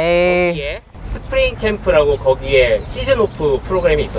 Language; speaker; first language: Korean; native; Korean